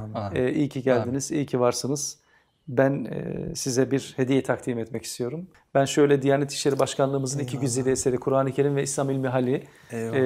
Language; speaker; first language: Turkish; native; Turkish